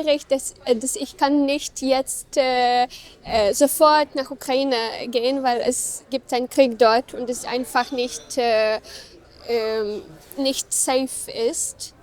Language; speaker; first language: German; non-native, learner; Ukrainian